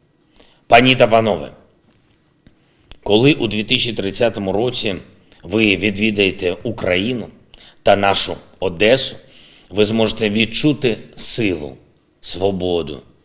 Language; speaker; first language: Ukrainian; non-native, local second language; Russian